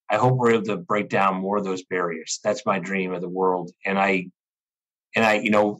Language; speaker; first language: English; native; English